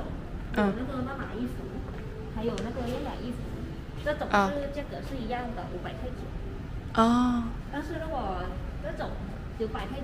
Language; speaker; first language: Chinese; non-native, learner; Thai